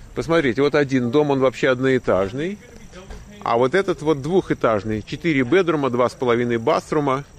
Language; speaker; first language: Russian; native; Russian